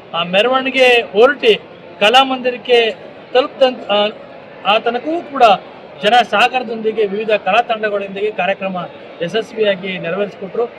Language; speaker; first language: Kannada; native; Kannada